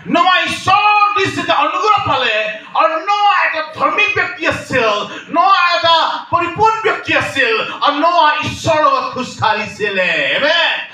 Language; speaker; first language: Assamese; non-native, local second language; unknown